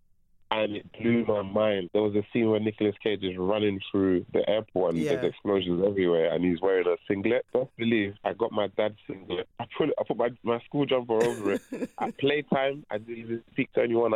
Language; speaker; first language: English; non-native, local second language; French